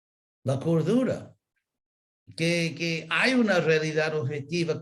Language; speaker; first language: Spanish; non-native, fluent; English